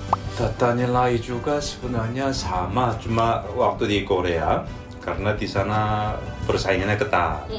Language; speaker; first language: Indonesian; non-native, fluent; Korean